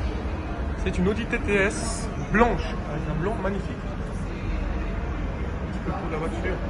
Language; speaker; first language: French; native; French